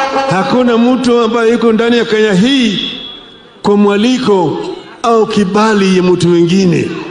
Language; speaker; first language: Swahili; non-native, local second language; Luo (Kenya and Tanzania)